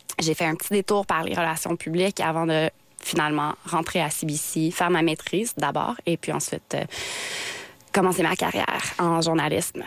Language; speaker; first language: French; native; French